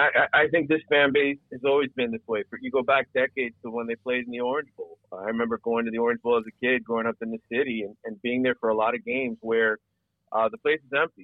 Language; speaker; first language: English; native; English